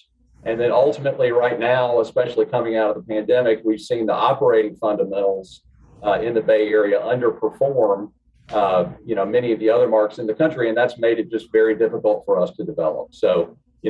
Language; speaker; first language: English; native; English